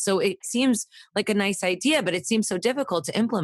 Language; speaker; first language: English; native; English